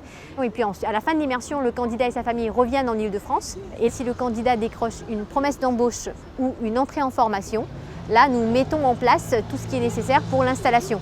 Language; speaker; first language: French; native; French